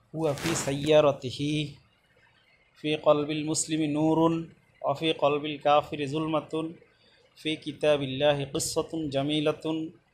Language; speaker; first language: Arabic; non-native, fluent; Bangla